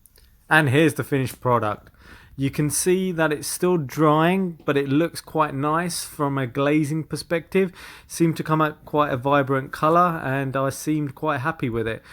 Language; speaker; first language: English; native; English